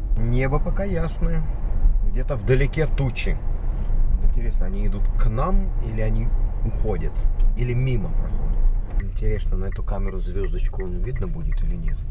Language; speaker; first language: Russian; native; Russian